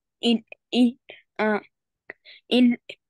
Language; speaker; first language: French; non-native, learner; Arabic